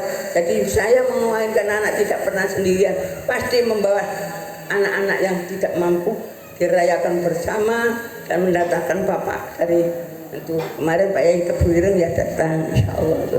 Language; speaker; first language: Indonesian; non-native, local second language; Javanese